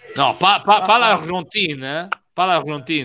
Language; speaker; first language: Italian; native; Italian